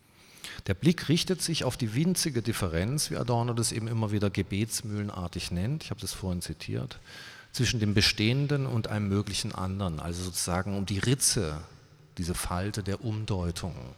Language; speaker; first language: German; native; German